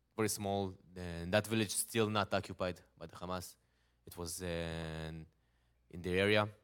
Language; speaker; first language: English; non-native, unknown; Hebrew